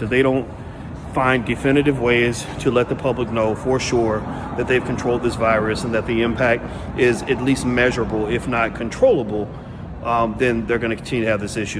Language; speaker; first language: English; native; English